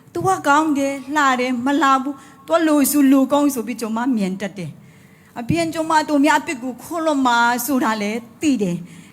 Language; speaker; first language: Burmese; non-native, local second language; Hakha Chin